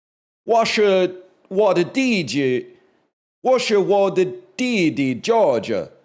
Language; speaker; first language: Chinese; non-native, learner; English